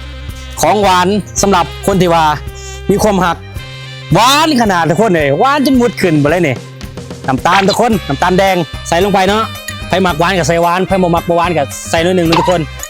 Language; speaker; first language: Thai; non-native, local second language; Northeastern Thai